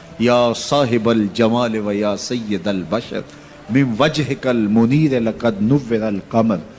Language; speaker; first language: Urdu; non-native, local second language; Punjabi